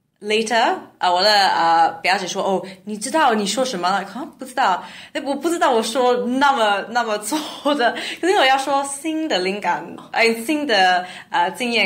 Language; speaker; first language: Chinese; non-native, learner; English